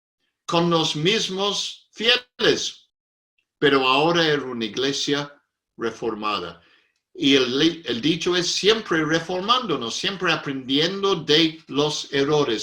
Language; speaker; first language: Spanish; non-native, fluent; English